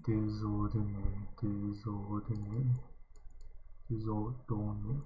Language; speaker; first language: French; non-native, learner; English